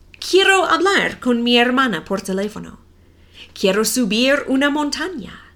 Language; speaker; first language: Spanish; non-native, fluent; English